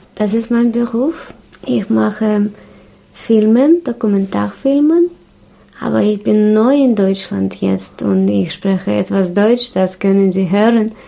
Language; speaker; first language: German; non-native, learner; Russian